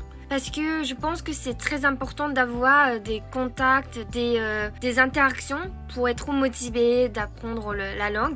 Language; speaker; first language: French; non-native, fluent; Japanese